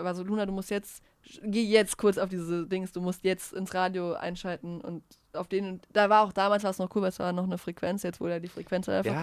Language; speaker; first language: German; native; German